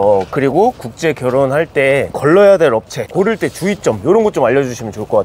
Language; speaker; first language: Korean; native; Korean